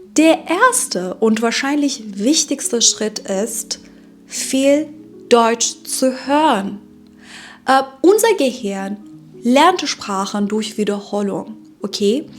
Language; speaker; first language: German; non-native, fluent; Persian